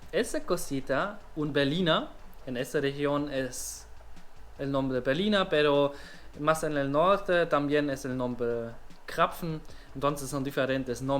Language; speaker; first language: Spanish; non-native, learner; German